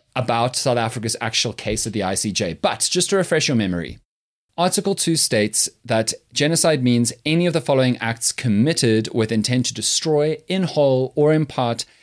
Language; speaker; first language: English; native; English